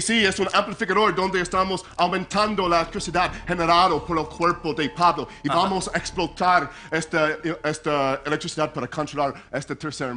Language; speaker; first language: Spanish; non-native, fluent; English